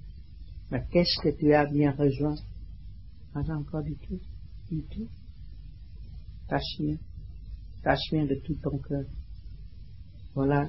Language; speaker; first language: French; non-native, learner; Vietnamese